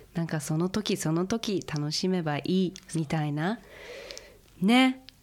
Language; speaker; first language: Japanese; early bilingual, heritage; Japanese